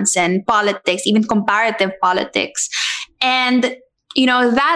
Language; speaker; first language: English; non-native, local second language; Filipino